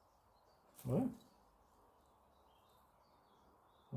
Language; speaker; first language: French; native; French